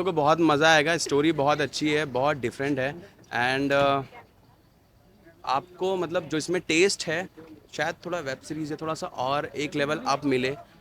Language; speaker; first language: Hindi; native; Hindi